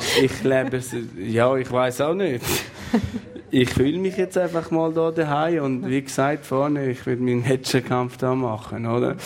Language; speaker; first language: German; non-native, fluent; Albanian